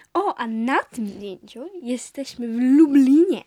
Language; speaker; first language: Polish; early bilingual, heritage; Polish